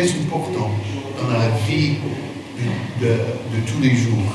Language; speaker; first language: French; non-native, fluent; English